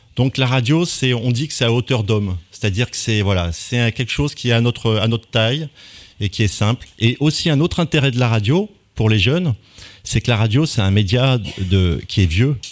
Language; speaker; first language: French; native; French